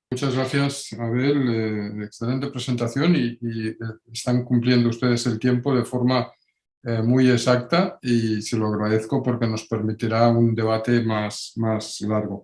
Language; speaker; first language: Spanish; non-native, local second language; Catalan